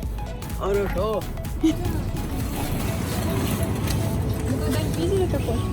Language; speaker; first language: Russian; native; Russian